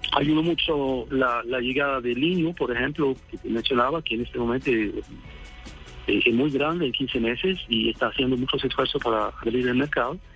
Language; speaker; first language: Spanish; non-native, fluent; Swedish